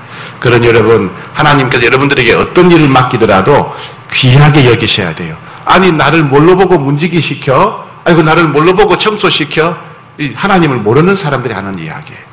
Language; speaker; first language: Korean; native; Korean